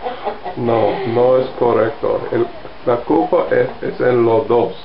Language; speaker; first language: Spanish; non-native, learner; English